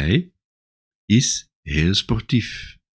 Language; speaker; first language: Dutch; non-native, fluent; French